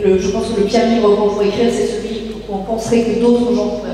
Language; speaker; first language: French; native; French